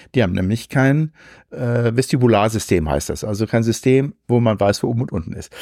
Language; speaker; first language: German; native; German